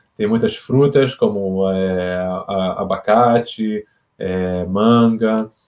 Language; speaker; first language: Portuguese; native; Portuguese